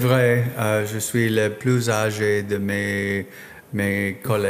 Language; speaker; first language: French; non-native, learner; English